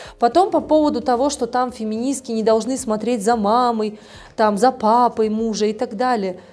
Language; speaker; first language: Russian; non-native, local second language; Tajik